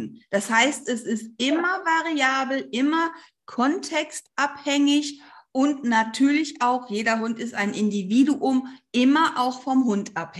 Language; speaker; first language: German; native; German